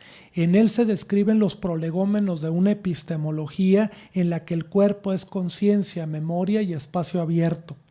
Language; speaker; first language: Spanish; native; Spanish